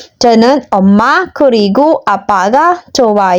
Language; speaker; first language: Korean; non-native, learner; Filipino